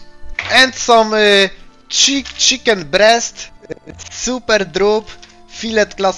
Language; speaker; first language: English; non-native, learner; Polish